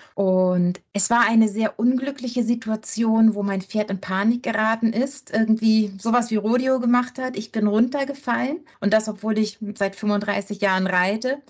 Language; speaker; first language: German; native; German